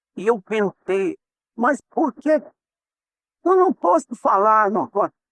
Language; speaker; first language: Portuguese; non-native, fluent; English